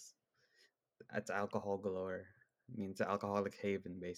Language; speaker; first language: English; non-native, local second language; Filipino